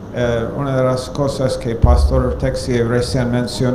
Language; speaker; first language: Spanish; non-native, fluent; English